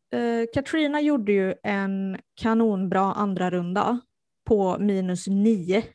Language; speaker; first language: Swedish; native; Swedish